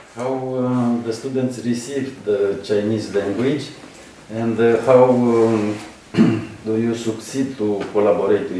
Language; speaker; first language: English; non-native, learner; Romanian